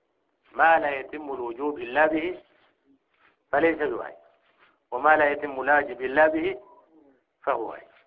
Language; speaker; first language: Arabic; native; Arabic